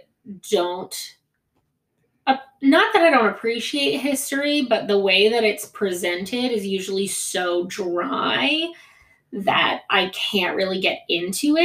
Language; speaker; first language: English; early bilingual, other home language; Greek